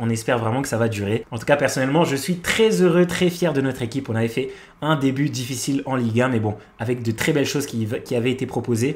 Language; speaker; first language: French; native; French